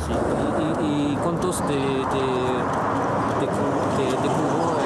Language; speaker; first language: Spanish; non-native, fluent; French